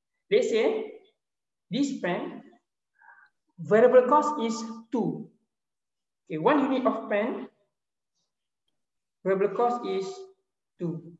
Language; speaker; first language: English; non-native, local second language; Malay